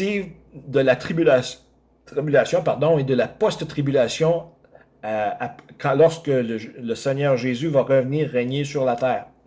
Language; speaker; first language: French; native; French